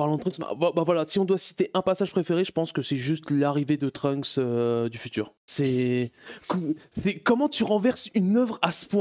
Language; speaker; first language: French; native; French